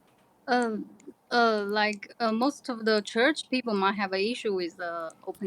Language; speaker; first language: English; non-native, learner; Chinese